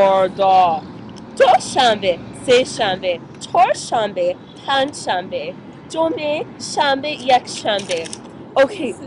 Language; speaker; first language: Persian; non-native, learner; English